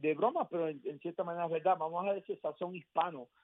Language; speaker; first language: Spanish; early bilingual, heritage; Spanish